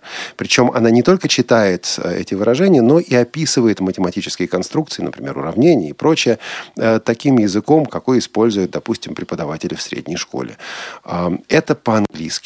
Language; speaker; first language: Russian; native; Russian